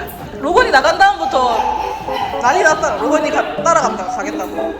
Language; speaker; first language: Korean; native; Korean